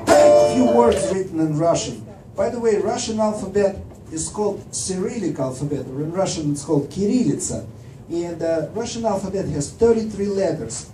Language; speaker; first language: English; non-native, fluent; Russian